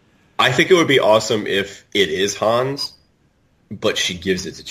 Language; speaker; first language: English; native; English